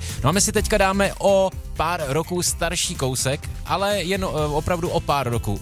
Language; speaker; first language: Czech; native; Czech